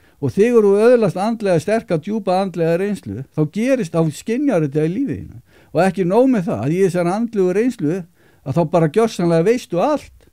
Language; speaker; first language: Icelandic; native; Icelandic